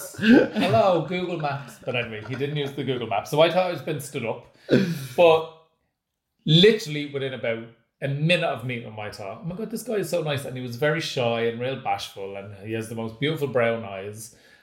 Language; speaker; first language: English; native; English